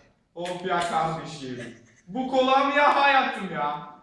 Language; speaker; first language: Turkish; non-native, learner; Bulgarian